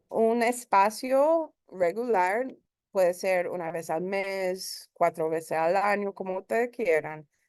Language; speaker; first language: Spanish; early bilingual, heritage; Spanish